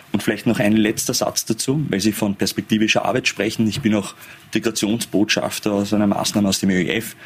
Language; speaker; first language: German; early bilingual, other home language; Persian